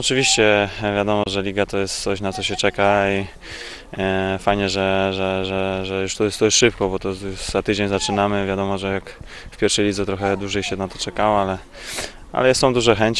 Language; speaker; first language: Polish; native; Polish